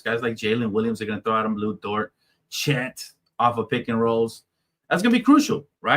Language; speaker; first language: English; native; English